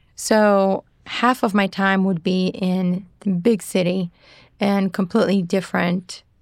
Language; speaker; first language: English; non-native, fluent; Portuguese